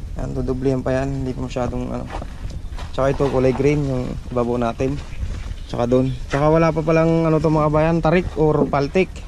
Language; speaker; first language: Filipino; non-native, local second language; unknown